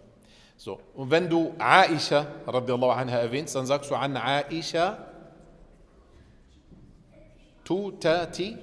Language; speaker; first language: German; early bilingual, other home language; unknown